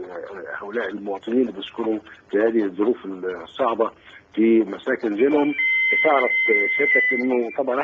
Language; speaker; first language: Arabic; native; Arabic